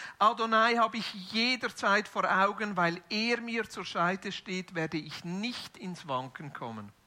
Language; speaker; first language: German; native; German